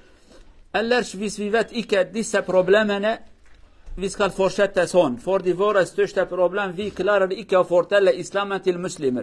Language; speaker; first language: Norwegian; non-native, learner; Kurdish